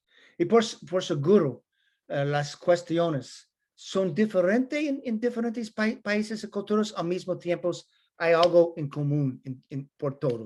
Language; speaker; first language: Spanish; non-native, learner; English